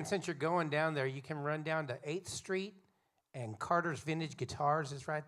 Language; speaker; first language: English; native; English